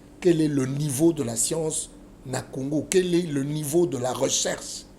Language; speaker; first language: French; non-native, local second language; Lingala